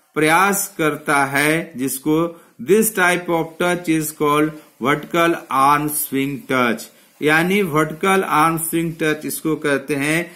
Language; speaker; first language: Hindi; native; Hindi